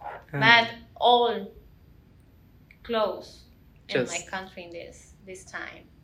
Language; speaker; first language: English; non-native, learner; Spanish